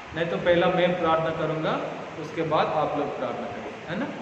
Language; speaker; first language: Hindi; non-native, local second language; Telugu